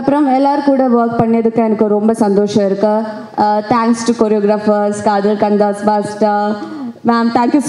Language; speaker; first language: Tamil; non-native, learner; Malayalam